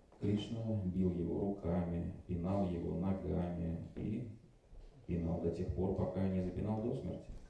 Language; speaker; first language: Russian; native; Russian